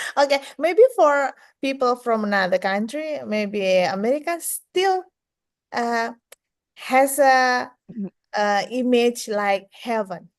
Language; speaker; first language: English; non-native, fluent; Indonesian